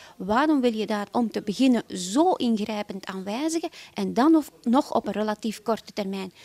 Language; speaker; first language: Dutch; native; Dutch